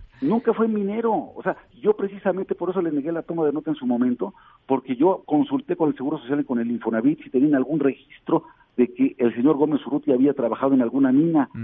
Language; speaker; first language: Spanish; native; Spanish